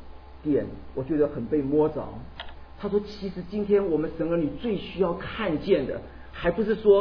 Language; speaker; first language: Chinese; native; Chinese